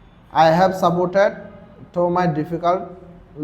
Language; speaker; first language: English; non-native, learner; Bangla